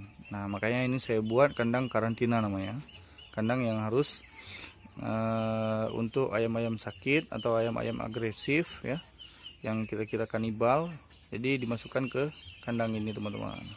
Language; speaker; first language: Indonesian; native; Indonesian